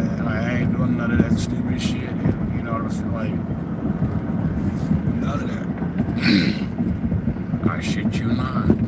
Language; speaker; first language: English; native; English